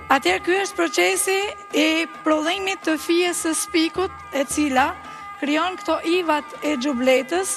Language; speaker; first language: Albanian; native; Albanian